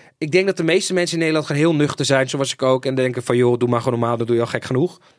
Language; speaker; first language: Dutch; native; Dutch